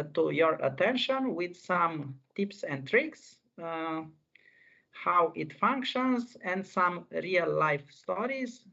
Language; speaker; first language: English; non-native, fluent; Romanian